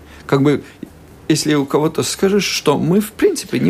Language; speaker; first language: Russian; non-native, local second language; Latvian